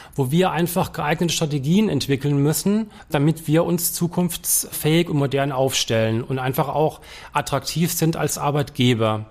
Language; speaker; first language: German; native; German